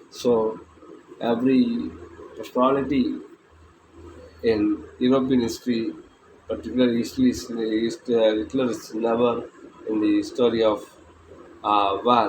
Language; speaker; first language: English; non-native, local second language; Tamil